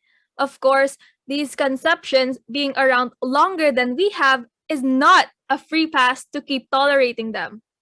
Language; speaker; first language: English; non-native, local second language; Filipino